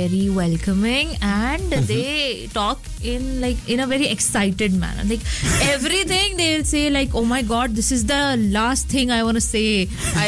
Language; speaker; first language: English; non-native, local second language; Hindi